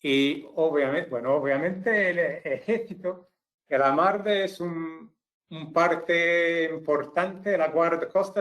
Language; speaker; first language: Spanish; non-native, fluent; English